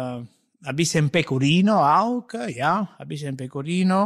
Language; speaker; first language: German; non-native, learner; Italian